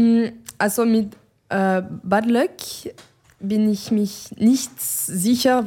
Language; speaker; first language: German; non-native, learner; French